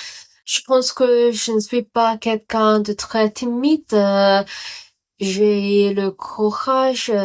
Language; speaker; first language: French; non-native, learner; Cantonese